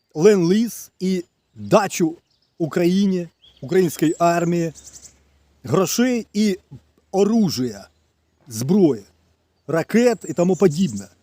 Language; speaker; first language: Ukrainian; non-native, local second language; Russian